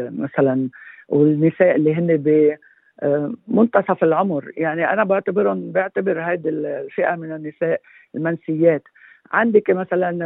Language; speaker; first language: Arabic; native; Arabic